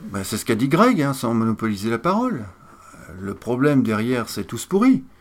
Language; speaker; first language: French; native; French